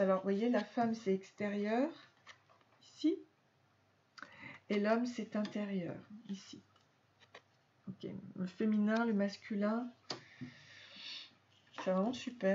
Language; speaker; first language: French; native; French